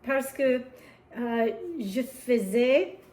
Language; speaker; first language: French; non-native, learner; English